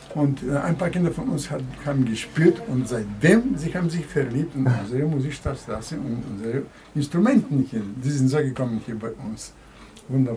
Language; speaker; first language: German; non-native, fluent; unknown